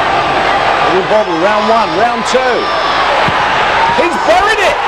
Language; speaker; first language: English; native; English